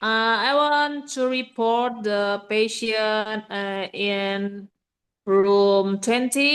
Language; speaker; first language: English; non-native, learner; Indonesian